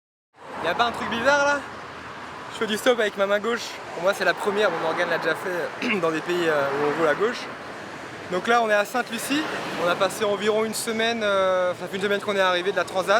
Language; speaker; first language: French; native; French